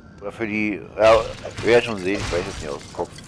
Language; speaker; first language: German; native; German